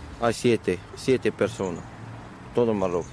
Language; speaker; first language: Spanish; non-native, learner; Arabic